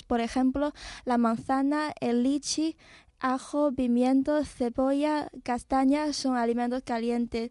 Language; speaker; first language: Spanish; non-native, fluent; Chinese